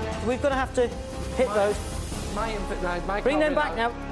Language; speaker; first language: English; native; English